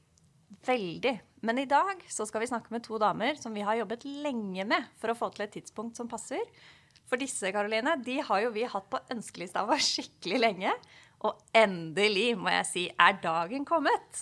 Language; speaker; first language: Norwegian; native; Norwegian